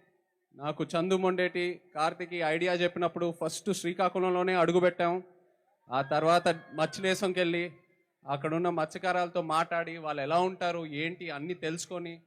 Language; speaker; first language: Telugu; native; Telugu